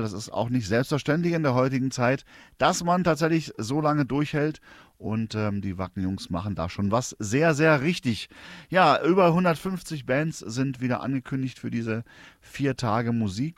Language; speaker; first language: German; native; German